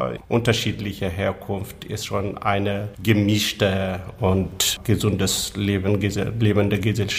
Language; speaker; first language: German; non-native, learner; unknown